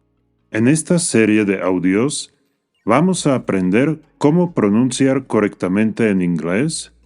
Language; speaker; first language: Spanish; non-native, fluent; English